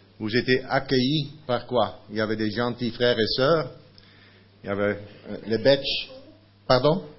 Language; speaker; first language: French; non-native, fluent; Dutch